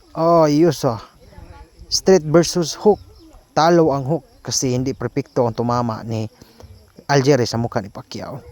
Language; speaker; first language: Filipino; non-native, local second language; Cebuano